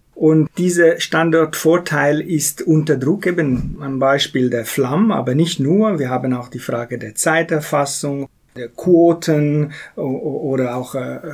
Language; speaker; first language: German; non-native, local second language; Italian